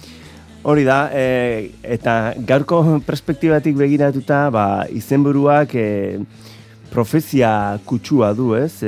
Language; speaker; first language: Basque; native; Basque